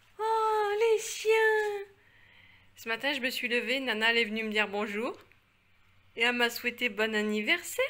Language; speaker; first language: French; native; French